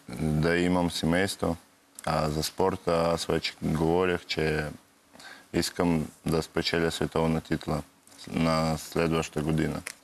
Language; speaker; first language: Bulgarian; non-native, learner; Russian